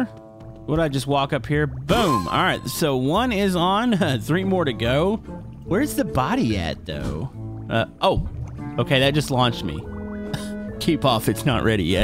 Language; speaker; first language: English; native; English